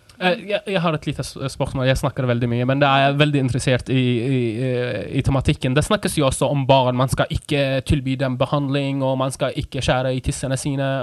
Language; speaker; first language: Norwegian; non-native, fluent; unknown